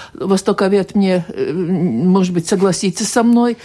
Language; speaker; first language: Russian; non-native, local second language; Latvian